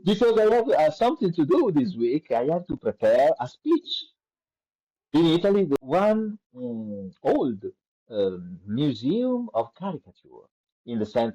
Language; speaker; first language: English; non-native, learner; Italian